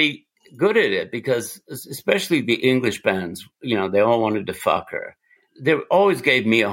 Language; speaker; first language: English; native; English